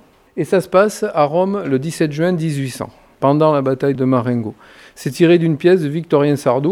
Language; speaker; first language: French; native; French